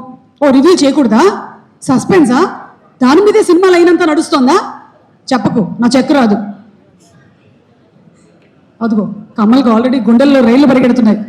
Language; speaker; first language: Telugu; native; Telugu